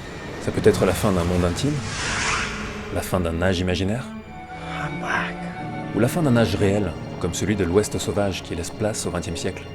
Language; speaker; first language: French; native; French